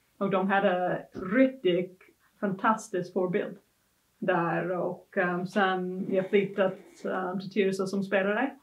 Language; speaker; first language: Swedish; non-native, fluent; English